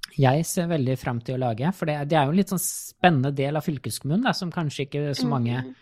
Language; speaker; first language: Norwegian; native; Norwegian